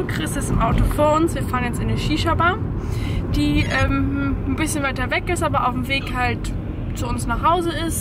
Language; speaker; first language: German; native; German